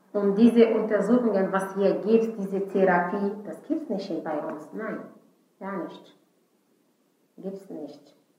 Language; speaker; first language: German; non-native, learner; Fula